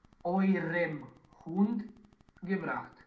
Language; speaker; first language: German; non-native, learner; Romanian